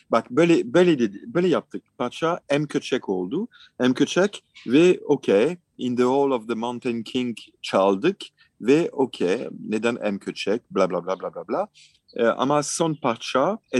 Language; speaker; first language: Turkish; non-native, fluent; French